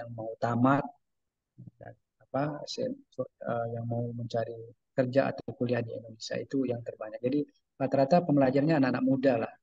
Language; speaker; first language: Indonesian; native; Indonesian